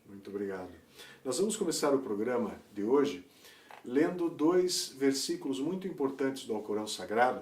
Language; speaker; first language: Portuguese; native; Portuguese